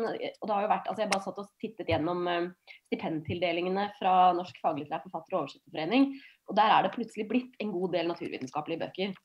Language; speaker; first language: Norwegian; native; Norwegian